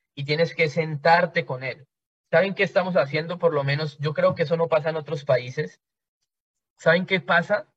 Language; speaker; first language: Spanish; native; Spanish